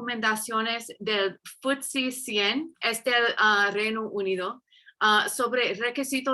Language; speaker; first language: Spanish; non-native, fluent; English